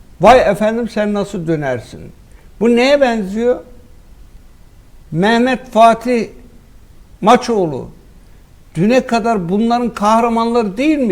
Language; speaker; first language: Turkish; native; Turkish